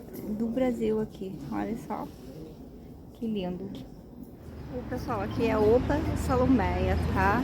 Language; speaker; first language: Portuguese; native; Portuguese